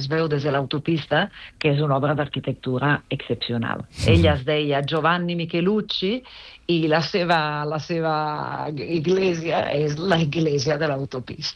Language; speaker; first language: Catalan; non-native, fluent; Italian